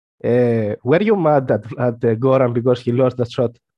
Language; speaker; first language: English; non-native, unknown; Greek